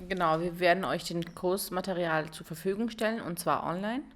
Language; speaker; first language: German; early bilingual, other home language; Urdu